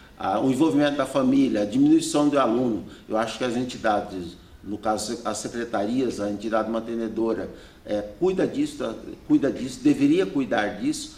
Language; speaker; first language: Portuguese; native; Portuguese